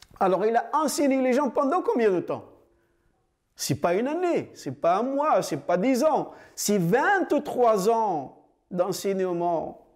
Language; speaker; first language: French; non-native, fluent; Arabic